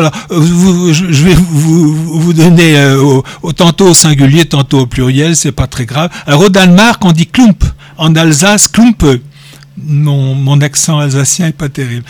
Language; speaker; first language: French; native; French